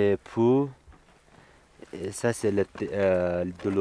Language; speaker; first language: French; non-native, learner; Sherpa